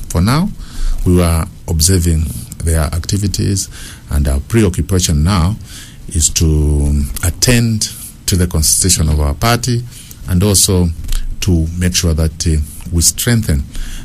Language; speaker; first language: English; non-native, local second language; Bemba